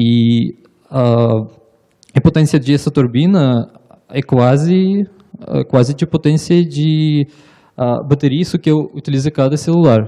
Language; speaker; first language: Portuguese; non-native, learner; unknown